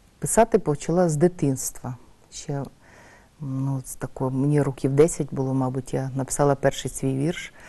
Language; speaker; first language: Ukrainian; native; Ukrainian